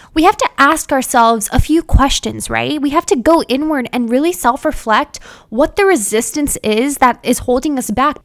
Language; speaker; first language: English; early bilingual, other home language; Hindi